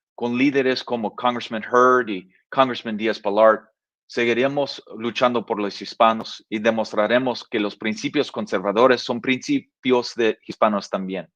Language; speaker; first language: Spanish; early bilingual, heritage; Spanish